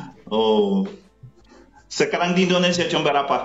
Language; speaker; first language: Indonesian; non-native, learner; Portuguese